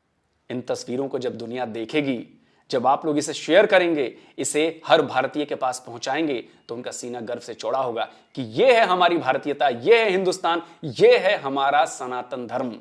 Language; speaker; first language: Hindi; native; Hindi